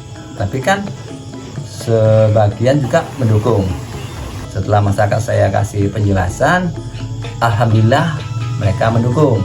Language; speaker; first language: Indonesian; non-native, local second language; Javanese